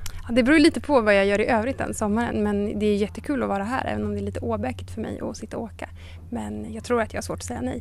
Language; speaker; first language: Swedish; native; Swedish